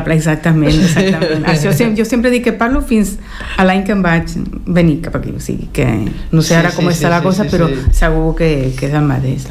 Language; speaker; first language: Catalan; early bilingual, heritage; Spanish